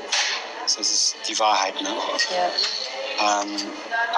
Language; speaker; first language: German; non-native, fluent; English